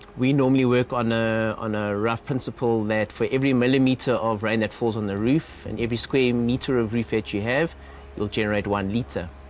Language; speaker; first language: English; native; English